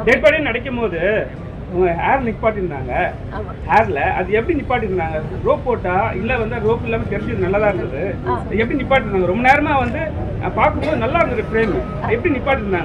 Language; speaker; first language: Tamil; native; Tamil